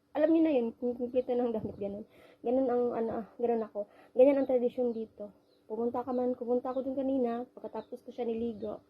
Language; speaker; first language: Filipino; native; Filipino